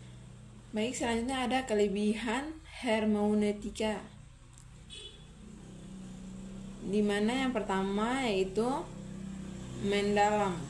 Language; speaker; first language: Indonesian; native; Indonesian